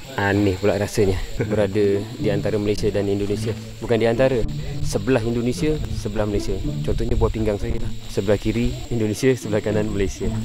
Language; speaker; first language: Malay; native; Malay